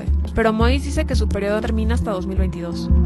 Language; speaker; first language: Spanish; native; Spanish